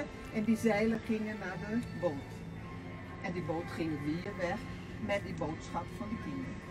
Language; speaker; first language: Dutch; non-native, fluent; Portuguese